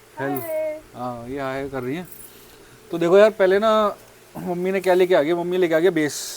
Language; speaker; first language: Hindi; native; Hindi